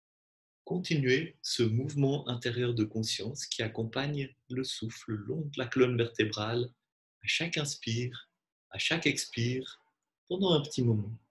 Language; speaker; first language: French; native; French